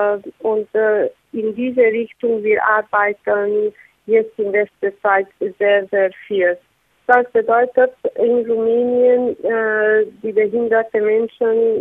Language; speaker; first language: German; non-native, learner; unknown